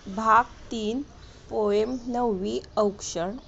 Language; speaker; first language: Hindi; non-native, local second language; Marathi